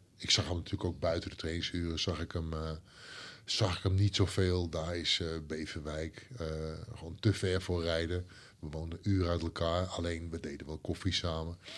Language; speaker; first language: Dutch; native; Dutch